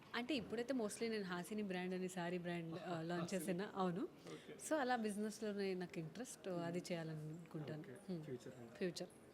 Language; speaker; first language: Telugu; non-native, fluent; Hindi